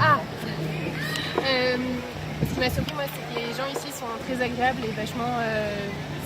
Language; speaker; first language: French; native; French